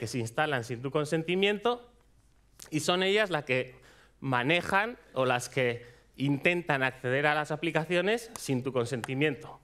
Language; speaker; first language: Spanish; native; Spanish